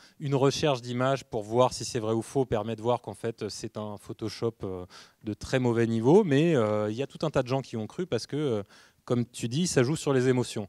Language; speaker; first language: French; native; French